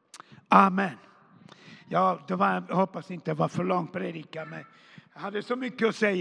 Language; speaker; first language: Swedish; non-native, fluent; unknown